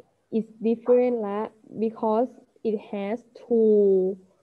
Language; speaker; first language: English; non-native, fluent; Thai